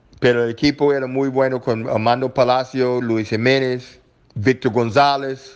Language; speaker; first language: Spanish; non-native, learner; English